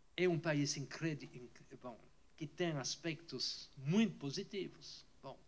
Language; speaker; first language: Portuguese; non-native, fluent; French